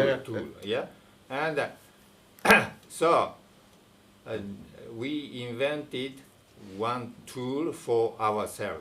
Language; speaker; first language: English; non-native, fluent; Japanese